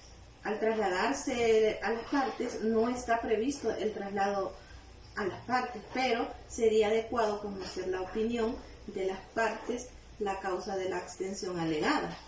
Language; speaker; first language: Spanish; native; Spanish